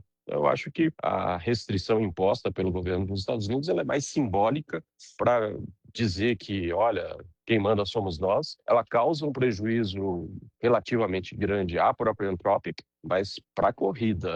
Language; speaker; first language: Portuguese; native; Portuguese